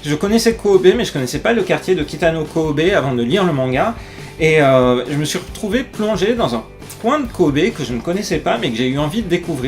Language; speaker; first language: French; native; French